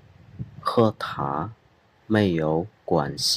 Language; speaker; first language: Chinese; non-native, fluent; Khmer